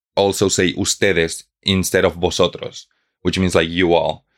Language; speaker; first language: English; non-native, fluent; Spanish